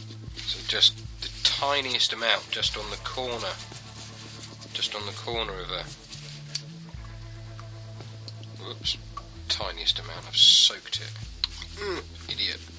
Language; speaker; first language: English; native; English